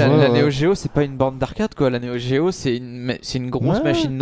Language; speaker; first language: French; native; French